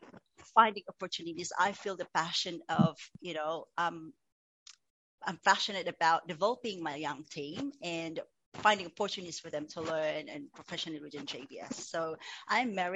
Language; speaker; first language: English; non-native, local second language; Cebuano